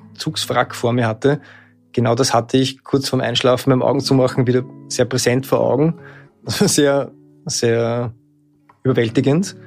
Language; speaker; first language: German; native; German